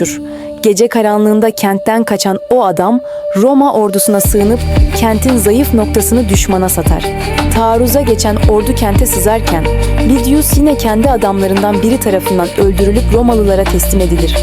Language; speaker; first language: Turkish; native; Turkish